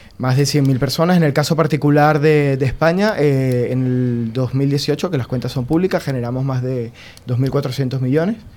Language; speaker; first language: Spanish; native; Spanish